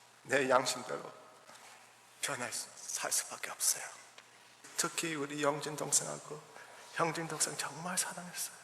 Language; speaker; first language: Korean; early bilingual, heritage; Korean